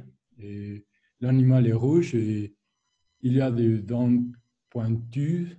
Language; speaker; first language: French; non-native, learner; Spanish